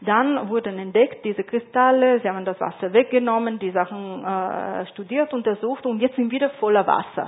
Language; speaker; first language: German; non-native, fluent; Italian